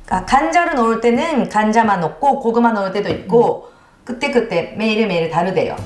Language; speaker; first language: Korean; non-native, fluent; Japanese